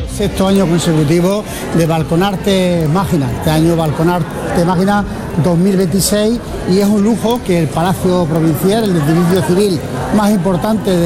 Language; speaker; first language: Spanish; native; Spanish